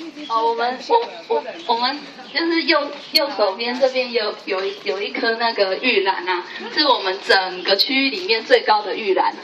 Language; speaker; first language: Chinese; native; Chinese